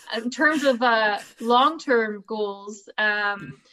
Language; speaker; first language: English; native; English